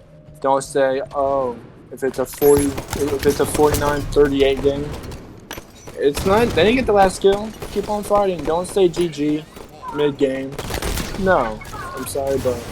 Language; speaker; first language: English; native; English